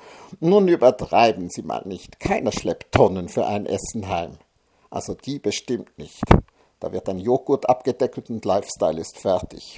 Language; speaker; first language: German; native; German